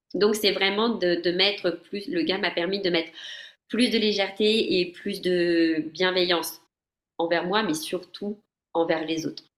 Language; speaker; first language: French; non-native, fluent; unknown